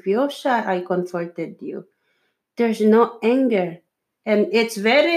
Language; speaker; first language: English; non-native, local second language; Filipino